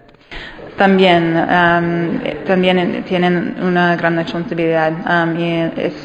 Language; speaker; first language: Spanish; non-native, fluent; English